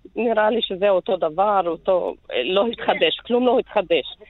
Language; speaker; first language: Hebrew; non-native, local second language; Arabic